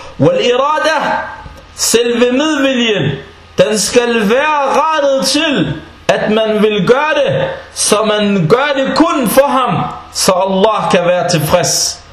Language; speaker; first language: Danish; non-native, fluent; Arabic